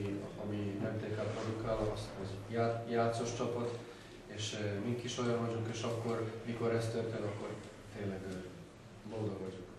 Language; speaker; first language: Hungarian; non-native, fluent; Serbian